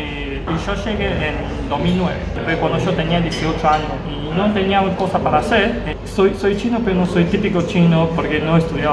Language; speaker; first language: Spanish; non-native, learner; Chinese